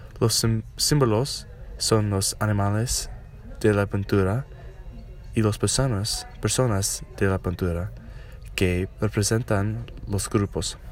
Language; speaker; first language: Spanish; non-native, learner; English